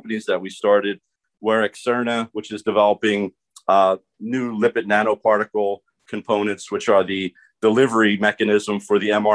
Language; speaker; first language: English; native; English